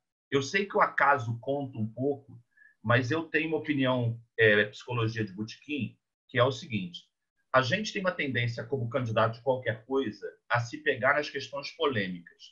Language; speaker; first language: Portuguese; native; Portuguese